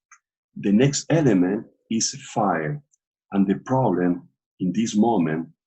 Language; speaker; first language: English; non-native, learner; Portuguese